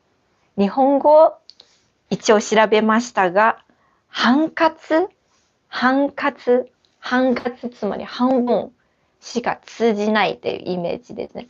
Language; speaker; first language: Japanese; non-native, fluent; Chinese